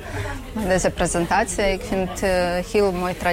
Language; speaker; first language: Dutch; non-native, learner; Ukrainian